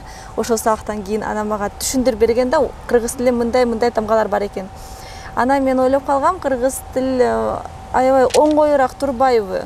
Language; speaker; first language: Kyrgyz; early bilingual, other home language; Russian